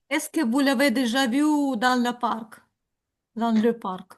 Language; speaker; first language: French; non-native, learner; Ukrainian